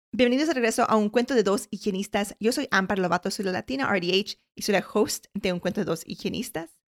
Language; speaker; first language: Spanish; early bilingual, heritage; Spanish